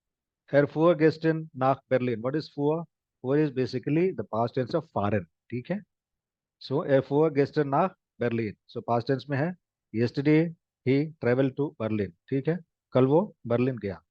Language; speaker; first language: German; non-native, fluent; Hindi